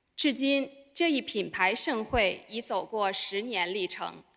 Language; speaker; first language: Chinese; native; Chinese